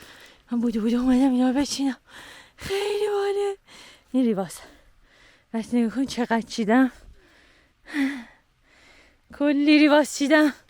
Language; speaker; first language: Persian; native; Persian